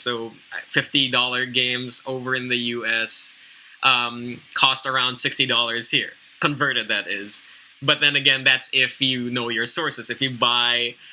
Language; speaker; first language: English; non-native, local second language; Filipino